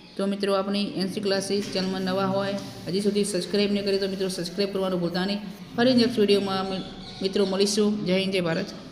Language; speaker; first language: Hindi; non-native, local second language; Gujarati